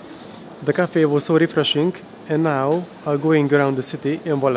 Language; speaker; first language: English; non-native, learner; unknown